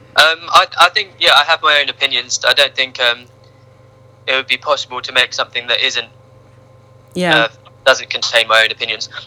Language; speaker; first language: English; native; English